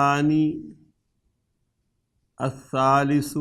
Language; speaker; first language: Arabic; non-native, fluent; Urdu